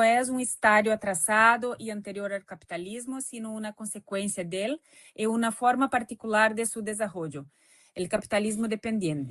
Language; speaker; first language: Spanish; non-native, fluent; Portuguese